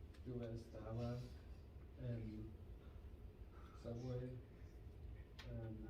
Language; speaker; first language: Spanish; non-native, learner; English